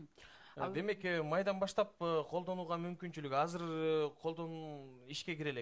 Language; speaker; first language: Kyrgyz; native; Kyrgyz